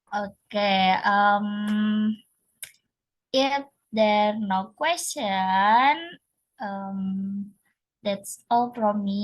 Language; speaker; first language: English; non-native, learner; Indonesian